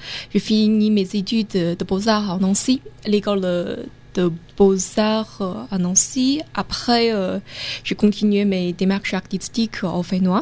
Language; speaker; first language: French; non-native, fluent; Chinese